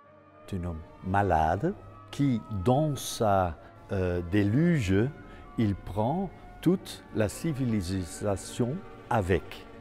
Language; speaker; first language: French; non-native, fluent; Dutch